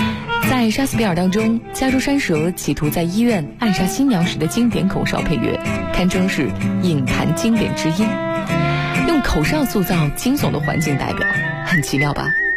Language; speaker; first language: Chinese; native; Chinese